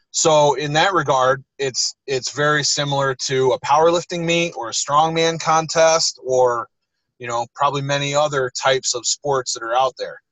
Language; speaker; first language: English; native; English